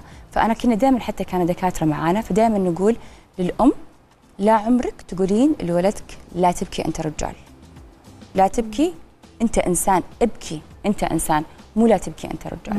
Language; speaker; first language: Arabic; native; Arabic